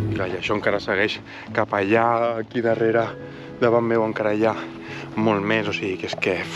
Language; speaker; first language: Catalan; native; Catalan